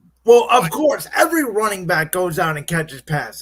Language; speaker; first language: English; native; English